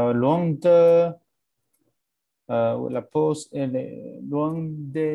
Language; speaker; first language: French; non-native, learner; English